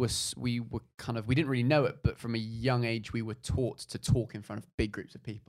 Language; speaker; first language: English; native; English